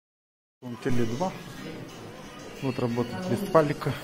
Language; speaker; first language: Russian; native; Russian